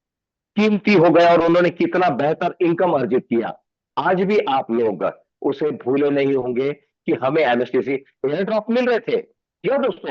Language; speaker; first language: Hindi; native; Hindi